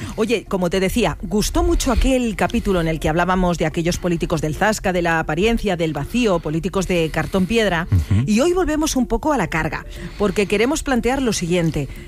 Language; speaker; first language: Spanish; native; Spanish